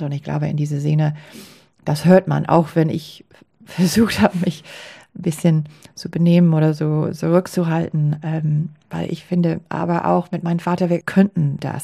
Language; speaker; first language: German; non-native, fluent; English